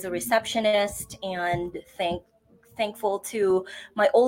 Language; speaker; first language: English; non-native, local second language; Bikol